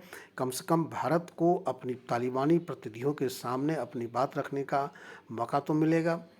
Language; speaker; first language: Hindi; native; Hindi